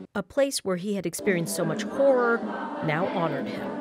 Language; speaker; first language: English; native; English